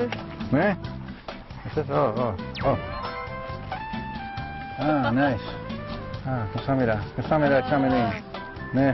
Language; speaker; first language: Korean; non-native, learner; English